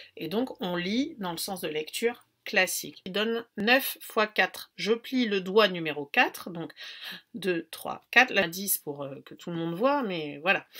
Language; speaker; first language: French; native; French